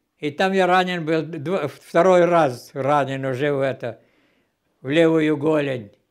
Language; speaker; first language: Russian; non-native, local second language; Ukrainian